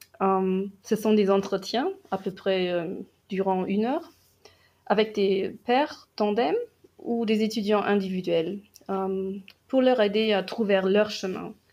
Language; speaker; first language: French; non-native, fluent; German